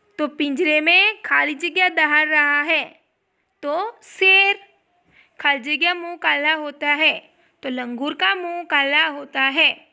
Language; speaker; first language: Hindi; non-native, local second language; Gujarati